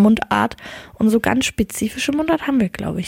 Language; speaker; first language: German; native; German